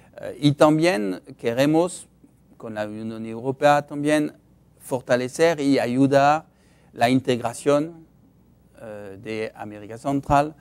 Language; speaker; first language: Spanish; non-native, fluent; French